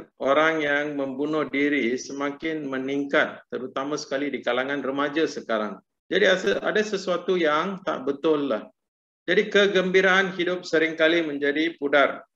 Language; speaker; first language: Malay; non-native, local second language; Tamil